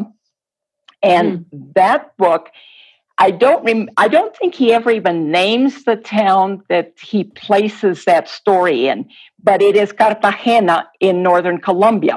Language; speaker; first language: English; non-native, fluent; Spanish